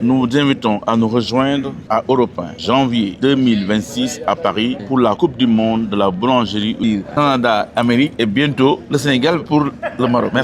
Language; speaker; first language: French; non-native, local second language; Wolof